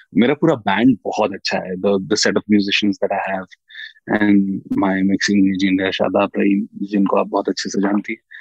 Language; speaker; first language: Hindi; native; Hindi